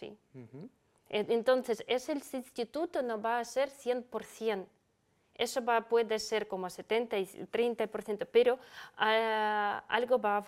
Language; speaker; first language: Spanish; non-native, fluent; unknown